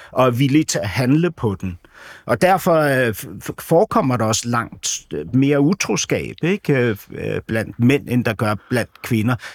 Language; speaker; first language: Danish; native; Danish